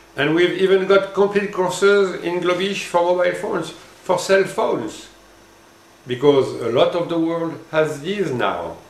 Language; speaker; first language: English; non-native, fluent; French